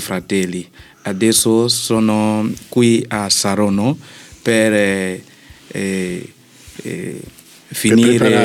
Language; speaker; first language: Italian; non-native, learner; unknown